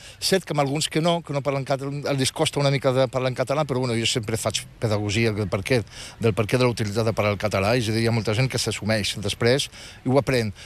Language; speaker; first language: Catalan; non-native, fluent; Riffian